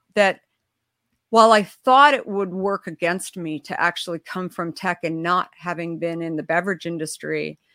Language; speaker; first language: English; native; English